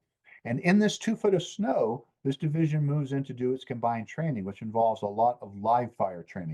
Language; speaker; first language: English; native; English